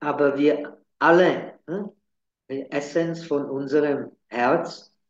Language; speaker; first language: German; non-native, fluent; Czech